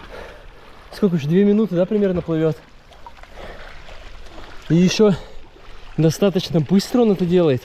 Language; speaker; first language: Russian; native; Russian